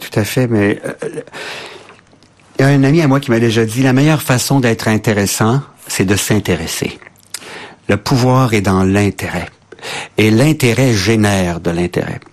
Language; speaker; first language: French; native; French